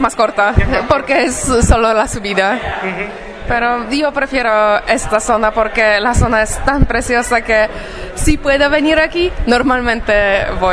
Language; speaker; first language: Spanish; non-native, fluent; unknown